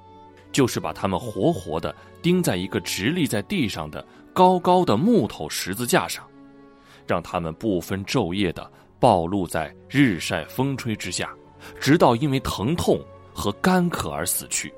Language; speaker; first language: Chinese; native; Chinese